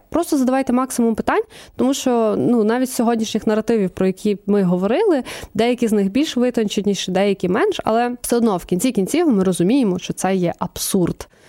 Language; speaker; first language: Ukrainian; native; Ukrainian